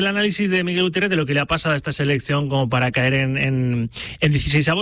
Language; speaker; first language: Spanish; native; Spanish